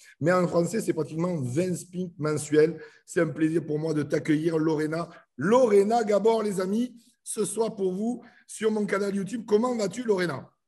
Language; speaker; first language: French; native; French